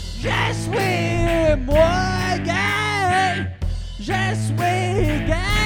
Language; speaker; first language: French; non-native, learner; English